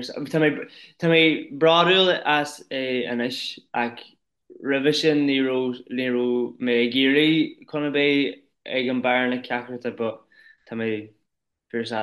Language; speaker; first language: Irish; non-native, local second language; English